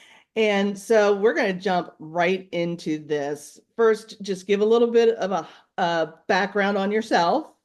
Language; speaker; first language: English; native; English